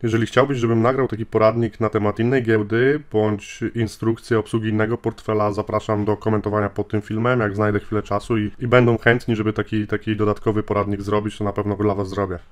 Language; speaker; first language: Polish; native; Polish